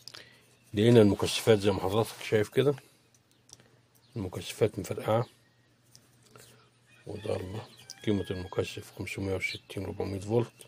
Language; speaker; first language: Arabic; native; Arabic